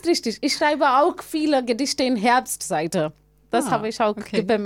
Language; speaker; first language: German; non-native, learner; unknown